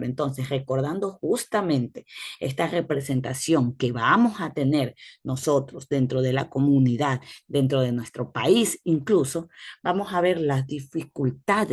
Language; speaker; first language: Spanish; native; Spanish